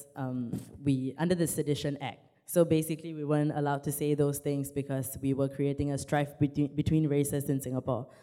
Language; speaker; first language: English; native; English